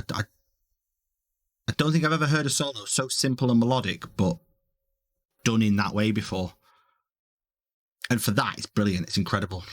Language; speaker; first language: English; native; English